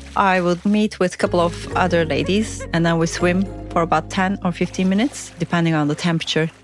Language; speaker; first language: English; non-native, fluent; Turkish